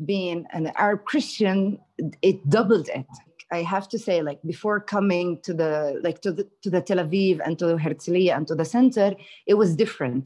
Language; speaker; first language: English; non-native, fluent; Hebrew